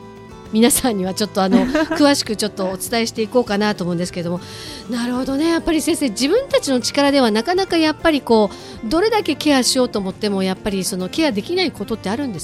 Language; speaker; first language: Japanese; native; Japanese